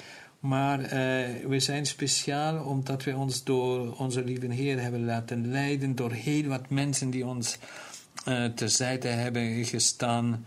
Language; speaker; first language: Dutch; non-native, local second language; German